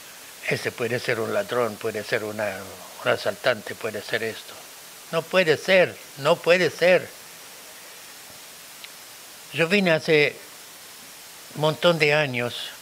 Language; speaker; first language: Spanish; non-native, fluent; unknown